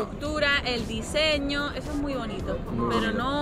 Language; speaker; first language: Spanish; native; Spanish